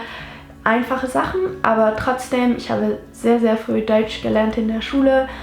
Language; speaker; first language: German; non-native, local second language; French